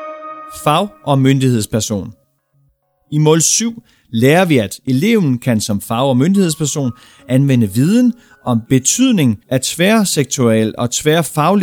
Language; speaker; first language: Danish; native; Danish